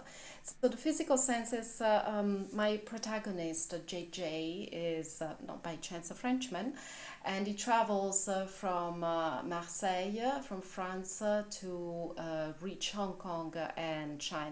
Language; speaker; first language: English; non-native, fluent; Italian